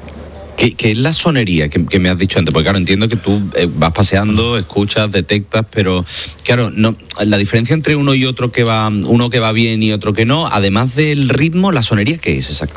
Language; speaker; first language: Spanish; native; Spanish